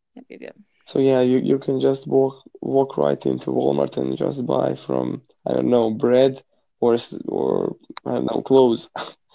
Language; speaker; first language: English; non-native, fluent; Croatian